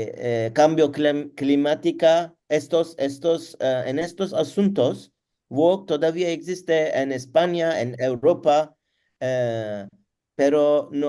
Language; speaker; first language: Spanish; non-native, learner; Turkish